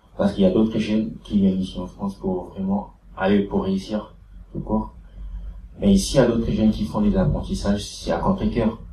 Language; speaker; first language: French; early bilingual, other home language; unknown